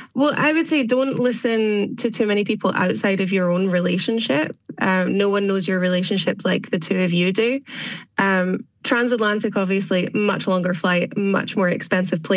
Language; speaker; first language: English; native; English